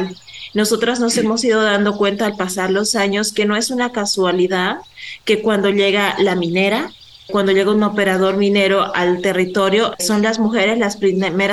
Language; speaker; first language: Spanish; native; Spanish